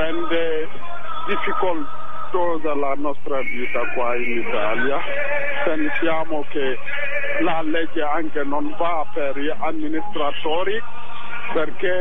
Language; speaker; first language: Italian; non-native, fluent; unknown